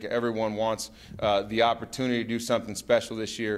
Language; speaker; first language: English; native; English